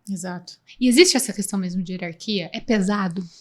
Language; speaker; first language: Portuguese; native; Portuguese